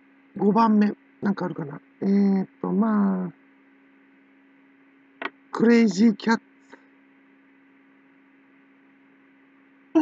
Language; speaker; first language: Japanese; native; Japanese